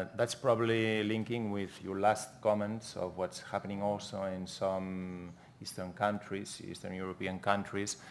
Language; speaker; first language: English; non-native, fluent; Catalan